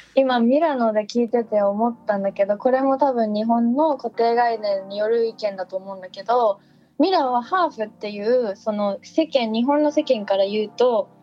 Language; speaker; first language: Japanese; native; Japanese